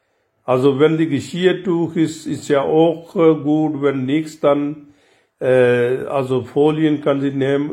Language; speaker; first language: German; non-native, learner; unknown